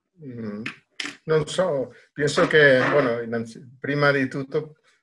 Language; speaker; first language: Italian; non-native, fluent; Spanish